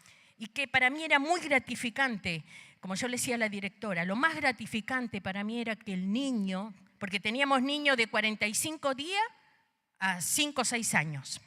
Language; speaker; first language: Spanish; native; Spanish